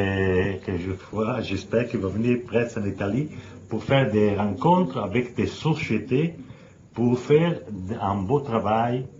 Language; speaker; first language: French; non-native, learner; Italian